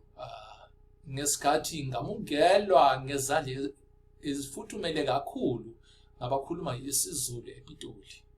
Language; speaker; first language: Zulu; non-native, local second language; Afrikaans